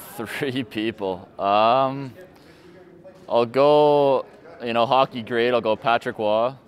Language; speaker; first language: English; native; English